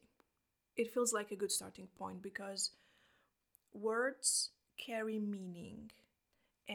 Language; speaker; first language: English; non-native, fluent; Polish